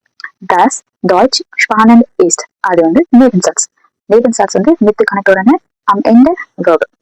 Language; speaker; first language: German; non-native, fluent; Tamil